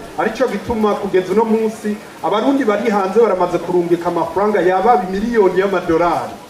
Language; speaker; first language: Rundi; early bilingual, heritage; Rundi